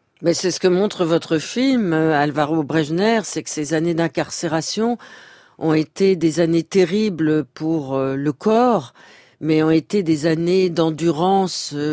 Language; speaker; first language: French; native; French